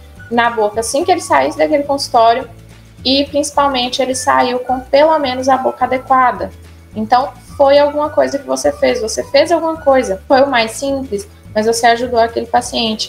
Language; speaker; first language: Portuguese; native; Portuguese